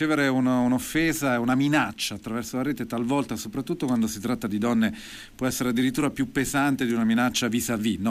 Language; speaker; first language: Italian; native; Italian